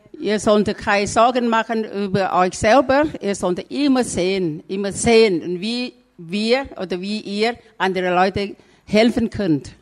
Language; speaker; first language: German; non-native, learner; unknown